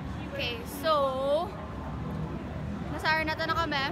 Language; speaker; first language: Filipino; early bilingual, heritage; English